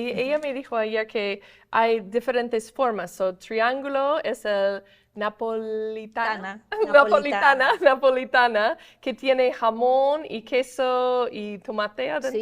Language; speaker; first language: Spanish; non-native, fluent; English